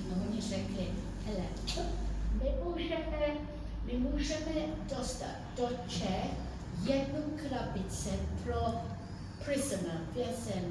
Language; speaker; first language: Czech; early bilingual, heritage; Czech